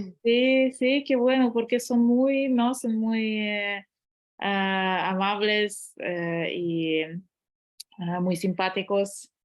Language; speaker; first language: Spanish; non-native, fluent; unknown